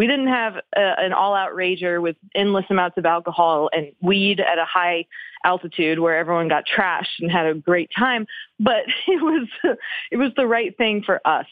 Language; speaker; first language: English; native; English